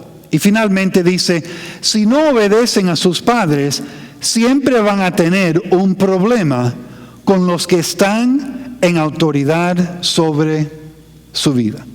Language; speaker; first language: Spanish; non-native, fluent; English